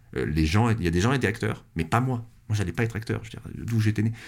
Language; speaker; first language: French; native; French